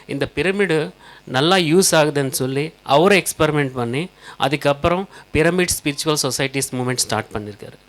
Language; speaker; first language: Tamil; native; Tamil